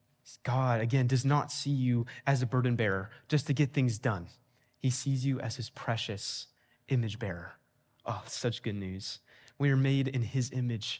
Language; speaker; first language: English; native; English